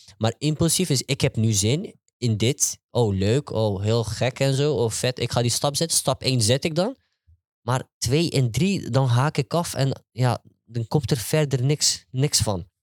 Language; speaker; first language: Dutch; early bilingual, heritage; Turkish